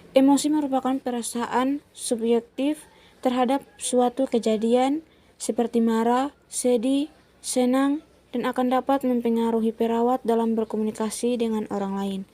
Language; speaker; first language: Indonesian; native; Indonesian